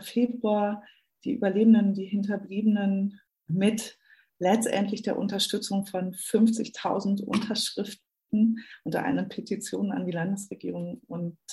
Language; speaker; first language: German; native; German